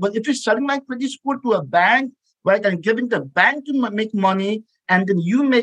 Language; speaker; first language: English; non-native, local second language; Nepali